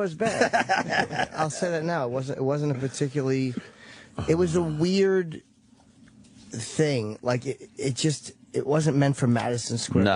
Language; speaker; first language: English; native; English